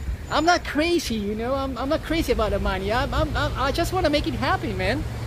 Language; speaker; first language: English; non-native, fluent; Spanish